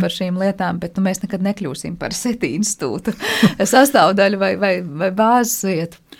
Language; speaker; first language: Latvian; native; Latvian